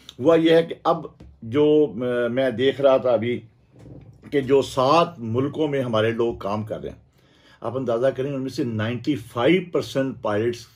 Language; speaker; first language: Urdu; non-native, local second language; Punjabi